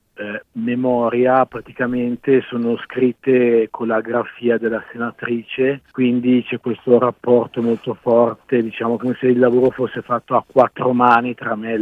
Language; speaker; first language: Italian; native; Italian